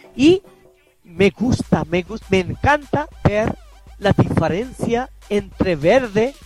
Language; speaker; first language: Spanish; non-native, fluent; Bangla